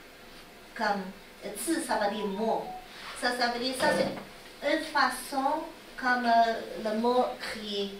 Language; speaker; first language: French; non-native, learner; Chinese